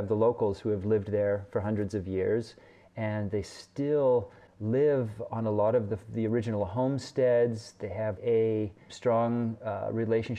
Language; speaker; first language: English; native; English